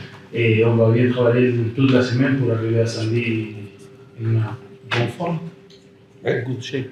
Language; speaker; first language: French; non-native, fluent; Spanish